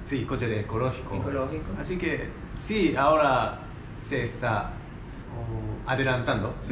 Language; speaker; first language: Spanish; non-native, learner; Japanese